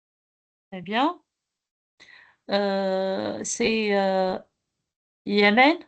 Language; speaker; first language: French; non-native, local second language; Arabic